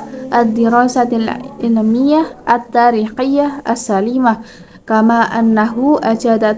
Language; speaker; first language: Arabic; non-native, learner; Indonesian